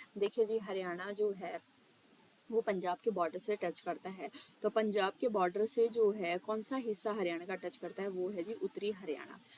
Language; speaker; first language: Hindi; native; Hindi